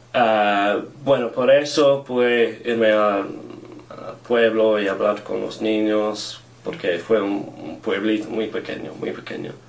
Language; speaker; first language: Spanish; non-native, fluent; English